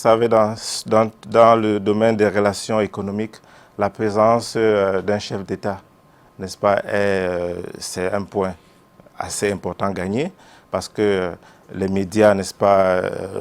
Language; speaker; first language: French; native; French